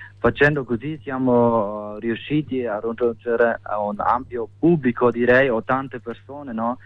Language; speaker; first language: Italian; non-native, fluent; German